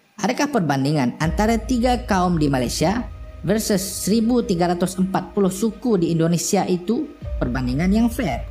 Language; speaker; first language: Malay; native; Malay